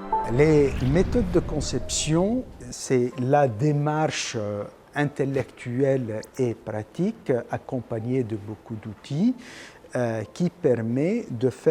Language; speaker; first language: French; native; French